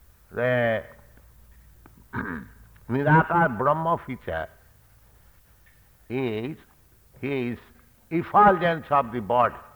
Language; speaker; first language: English; non-native, local second language; Bangla